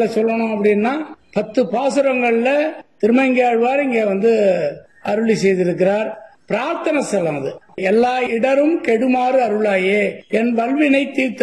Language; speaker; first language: Tamil; native; Tamil